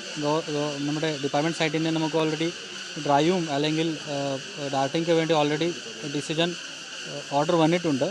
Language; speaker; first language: Malayalam; non-native, fluent; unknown